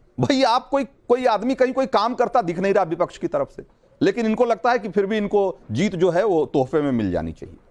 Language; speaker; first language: Hindi; native; Hindi